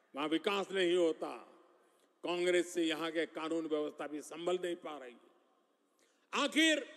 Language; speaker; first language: Hindi; non-native, local second language; Gujarati